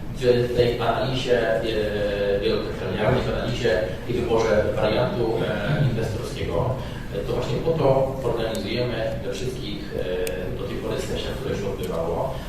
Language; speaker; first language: Polish; native; Polish